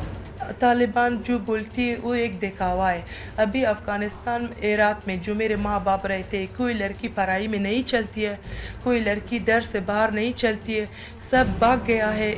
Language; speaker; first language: Hindi; non-native, learner; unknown